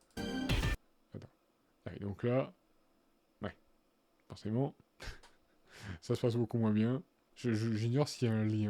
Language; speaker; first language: French; native; French